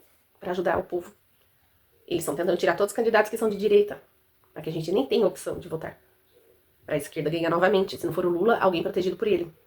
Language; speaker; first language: Portuguese; native; Portuguese